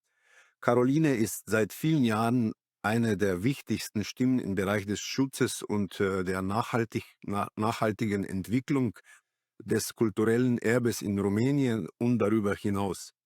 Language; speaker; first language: German; non-native, fluent; Slovenian